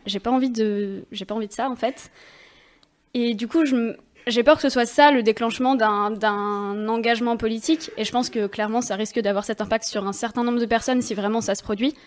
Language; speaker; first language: French; native; French